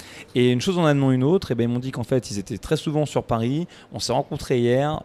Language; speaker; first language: French; native; French